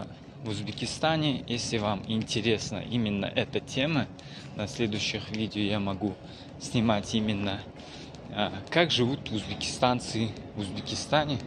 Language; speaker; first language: Russian; non-native, local second language; Uzbek